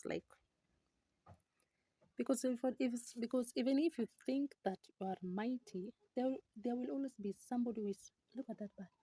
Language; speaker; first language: English; non-native, local second language; Swahili